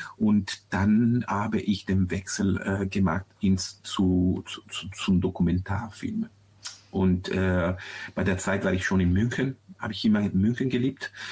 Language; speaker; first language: German; non-native, fluent; Italian